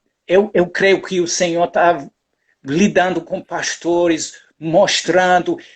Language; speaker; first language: Portuguese; non-native, fluent; English